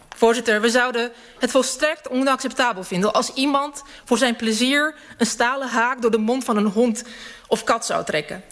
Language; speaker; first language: Dutch; early bilingual, other home language; Serbian